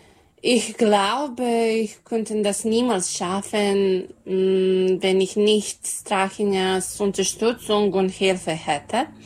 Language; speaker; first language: German; non-native, learner; Serbian